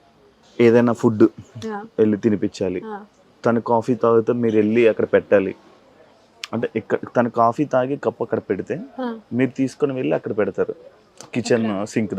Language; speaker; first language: Telugu; native; Telugu